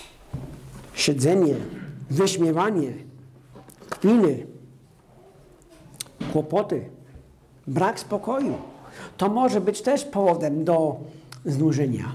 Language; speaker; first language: Polish; non-native, fluent; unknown